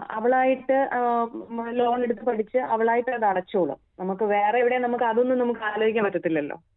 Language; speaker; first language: Malayalam; native; Malayalam